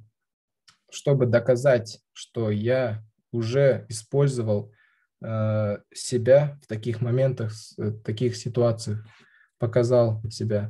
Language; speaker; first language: Russian; non-native, local second language; Kazakh